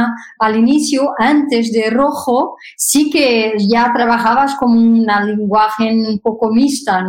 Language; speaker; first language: Spanish; non-native, fluent; Portuguese